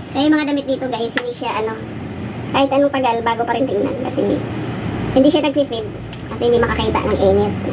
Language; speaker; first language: Filipino; native; Filipino